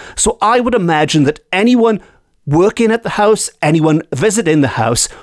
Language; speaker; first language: English; native; English